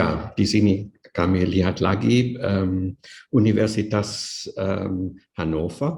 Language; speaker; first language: Indonesian; non-native, fluent; German